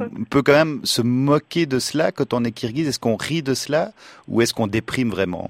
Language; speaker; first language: French; native; French